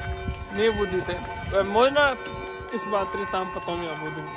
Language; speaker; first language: Russian; non-native, learner; Hindi